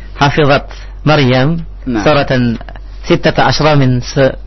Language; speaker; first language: Arabic; non-native, learner; Indonesian